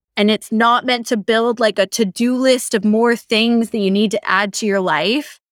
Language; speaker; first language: English; native; English